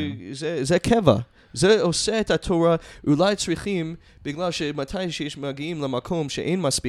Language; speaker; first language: Hebrew; non-native, fluent; English